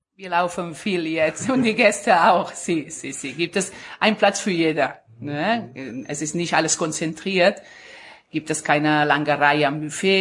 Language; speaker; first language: German; non-native, learner; Spanish